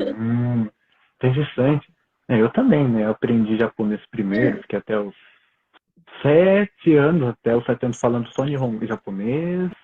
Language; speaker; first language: Portuguese; early bilingual, other home language; Japanese